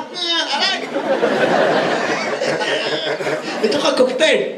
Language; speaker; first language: Hebrew; native; Hebrew